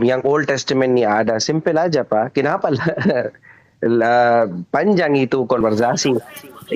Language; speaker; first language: Indonesian; non-native, learner; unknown